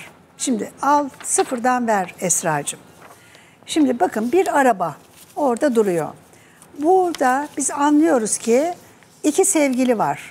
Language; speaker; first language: Turkish; native; Turkish